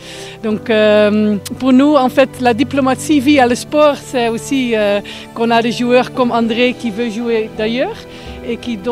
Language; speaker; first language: French; non-native, fluent; Dutch